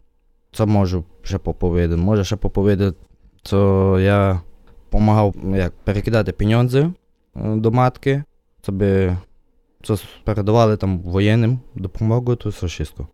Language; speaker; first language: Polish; non-native, learner; Ukrainian